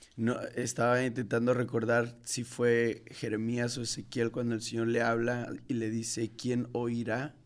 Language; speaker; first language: Spanish; native; Spanish